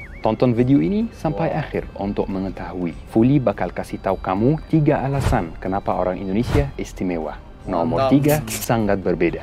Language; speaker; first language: Indonesian; non-native, fluent; Arabic